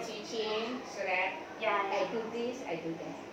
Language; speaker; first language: English; non-native, learner; Thai